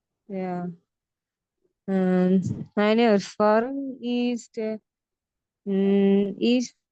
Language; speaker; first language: German; non-native, learner; Malayalam